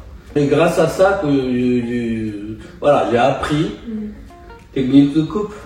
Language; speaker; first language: French; non-native, fluent; Japanese